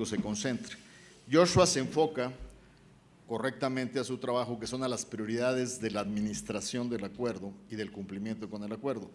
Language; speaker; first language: Spanish; native; Spanish